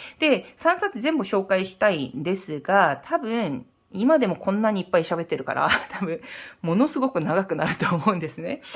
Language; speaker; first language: Japanese; non-native, fluent; Korean